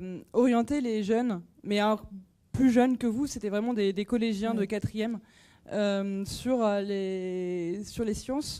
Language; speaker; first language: French; native; French